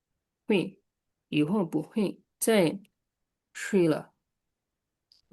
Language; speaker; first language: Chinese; non-native, fluent; Bangla